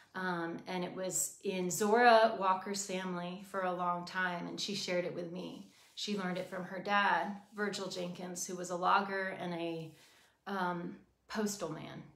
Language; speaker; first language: English; native; English